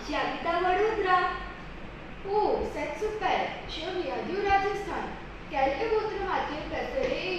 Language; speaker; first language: French; non-native, learner; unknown